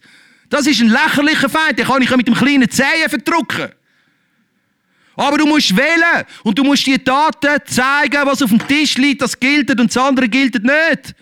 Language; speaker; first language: German; native; German